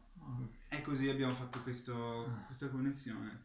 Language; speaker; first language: Italian; early bilingual, heritage; English